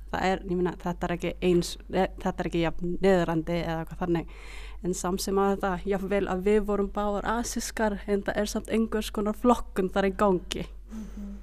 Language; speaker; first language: Icelandic; early bilingual, other home language; Filipino